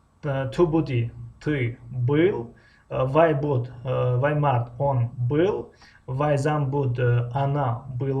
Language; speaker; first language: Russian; non-native, fluent; Tajik